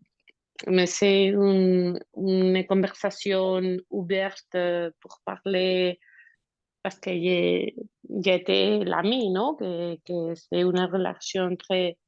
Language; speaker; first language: French; non-native, learner; Spanish